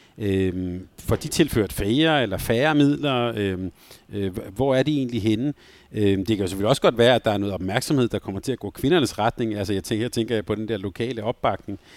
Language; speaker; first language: Danish; native; Danish